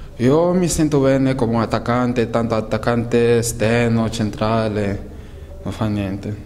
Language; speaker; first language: Italian; non-native, learner; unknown